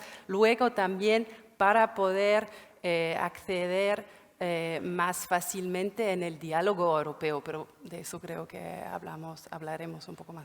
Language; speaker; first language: Spanish; non-native, fluent; German